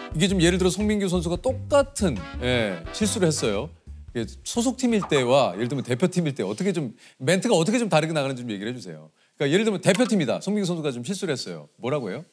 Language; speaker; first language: Korean; native; Korean